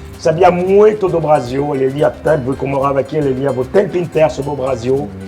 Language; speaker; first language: Portuguese; non-native, fluent; French